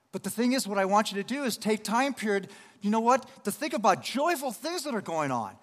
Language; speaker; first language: English; native; English